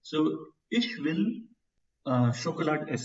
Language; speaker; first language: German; non-native, fluent; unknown